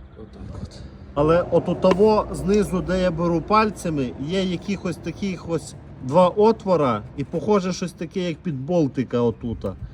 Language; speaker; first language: Ukrainian; native; Ukrainian